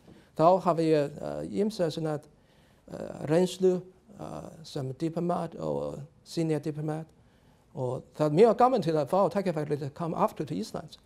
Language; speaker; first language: Icelandic; non-native, learner; Chinese